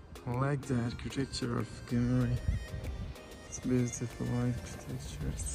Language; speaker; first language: English; non-native, local second language; Bangla